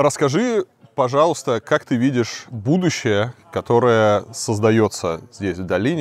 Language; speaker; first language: Russian; native; Russian